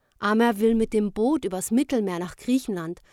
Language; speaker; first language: German; native; German